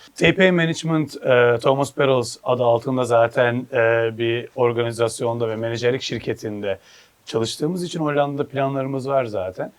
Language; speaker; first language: Turkish; early bilingual, heritage; Turkish